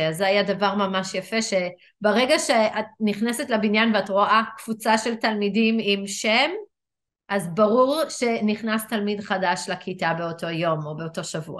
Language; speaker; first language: Hebrew; non-native, fluent; English